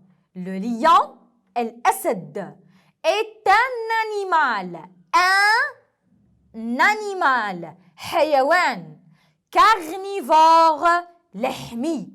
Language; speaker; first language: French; non-native, local second language; Arabic